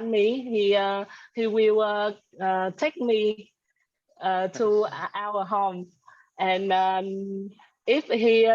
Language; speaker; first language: English; non-native, learner; Vietnamese